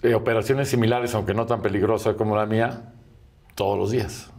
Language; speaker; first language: Spanish; native; Spanish